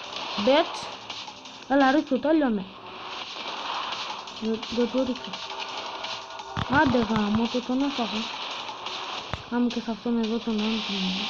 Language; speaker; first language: Greek; native; Greek